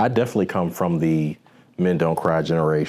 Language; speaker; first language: English; native; English